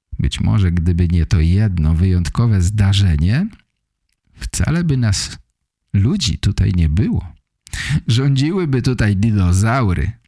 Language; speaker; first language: Polish; native; Polish